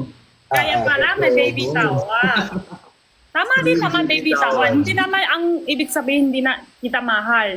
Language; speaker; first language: Filipino; non-native, learner; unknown